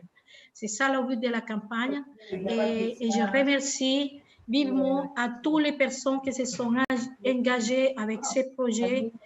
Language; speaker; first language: French; non-native, fluent; Spanish